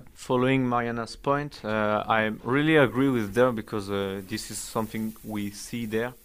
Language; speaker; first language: English; non-native, learner; French